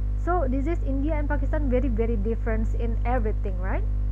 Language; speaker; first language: English; non-native, learner; Indonesian